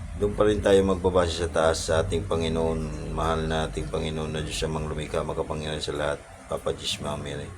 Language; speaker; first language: Filipino; native; Filipino